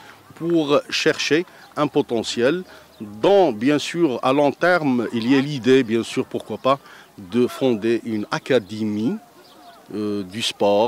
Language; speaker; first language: French; non-native, local second language; Arabic